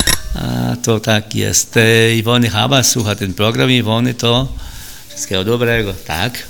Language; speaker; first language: Polish; early bilingual, heritage; Polish